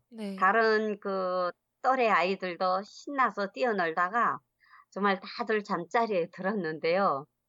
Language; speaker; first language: Korean; native; Korean